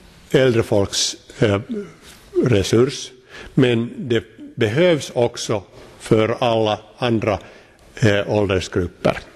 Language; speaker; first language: Swedish; non-native, local second language; Finnish